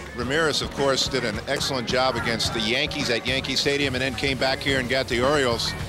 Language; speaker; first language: English; native; English